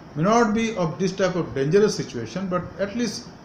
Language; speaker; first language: English; non-native, local second language; Hindi